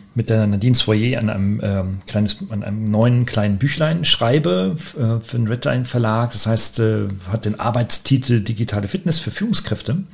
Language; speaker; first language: German; native; German